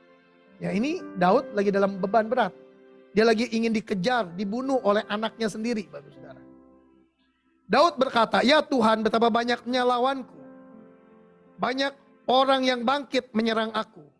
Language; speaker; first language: Indonesian; native; Indonesian